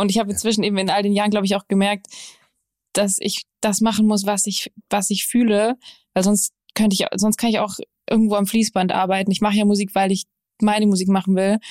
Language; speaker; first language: German; native; German